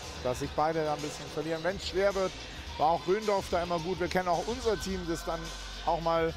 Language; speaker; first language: German; native; German